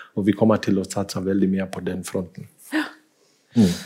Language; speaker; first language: Norwegian; non-native, fluent; Swahili